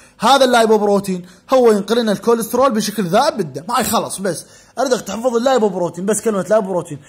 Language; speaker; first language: Arabic; native; Arabic